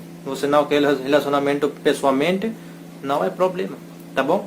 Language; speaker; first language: Portuguese; non-native, learner; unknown